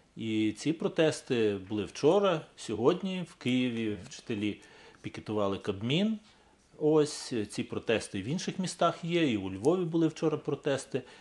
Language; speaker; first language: Ukrainian; native; Ukrainian